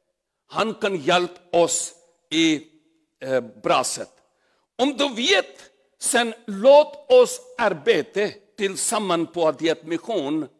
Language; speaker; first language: Swedish; non-native, learner; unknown